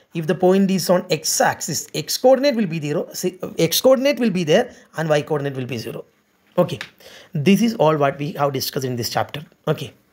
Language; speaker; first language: English; non-native, local second language; Malayalam